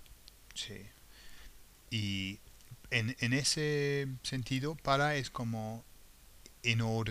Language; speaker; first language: Spanish; non-native, fluent; English